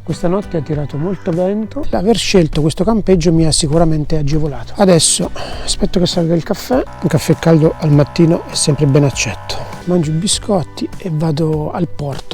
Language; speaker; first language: Italian; native; Italian